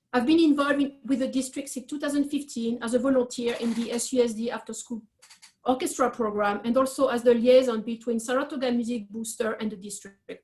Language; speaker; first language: English; non-native, fluent; French